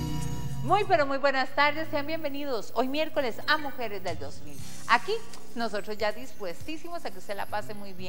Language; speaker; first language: Spanish; native; Spanish